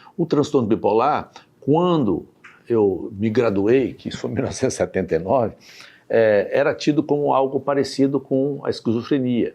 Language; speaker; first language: Portuguese; native; Portuguese